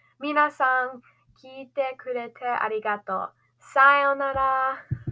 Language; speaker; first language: Japanese; non-native, learner; English